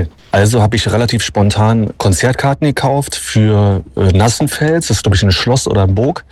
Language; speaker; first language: German; native; German